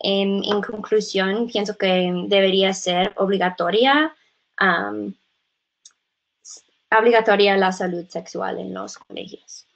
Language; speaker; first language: Spanish; non-native, learner; English